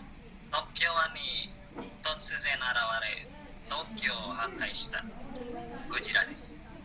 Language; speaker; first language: Japanese; non-native, learner; Indonesian